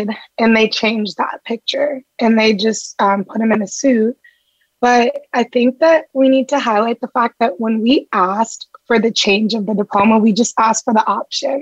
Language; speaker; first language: English; native; English